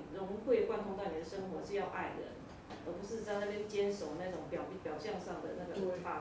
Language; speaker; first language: Chinese; native; Chinese